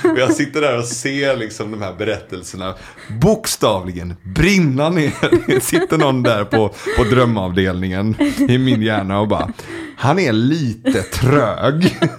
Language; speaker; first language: Swedish; early bilingual, other home language; Persian